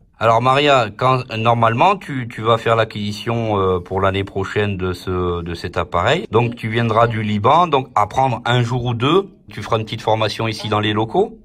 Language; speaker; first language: French; native; French